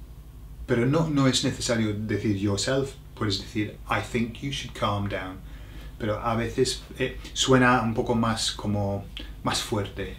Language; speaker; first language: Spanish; non-native, fluent; English